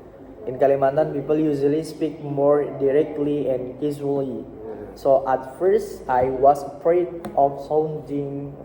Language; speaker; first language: English; non-native, learner; Indonesian